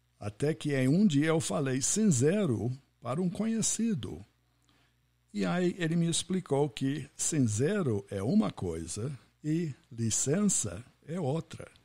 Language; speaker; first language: Portuguese; non-native, fluent; English